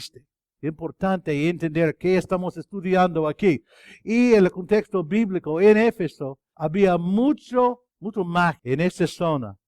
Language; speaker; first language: Spanish; non-native, fluent; English